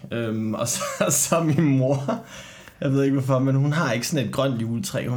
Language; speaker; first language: Danish; early bilingual, other home language; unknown